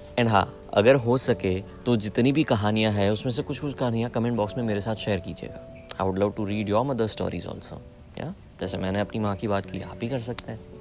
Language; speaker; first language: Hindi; non-native, local second language; Gujarati